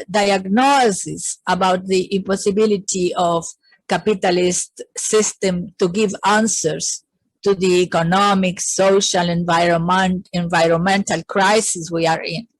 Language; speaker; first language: English; non-native, fluent; Spanish